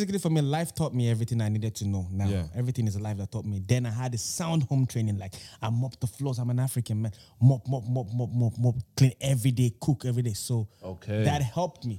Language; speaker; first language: English; non-native, local second language; Igbo